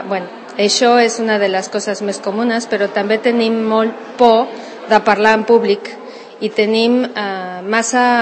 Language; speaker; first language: Catalan; non-native, local second language; Spanish